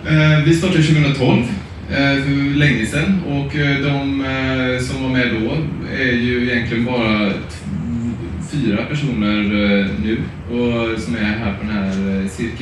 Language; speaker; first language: Swedish; native; Swedish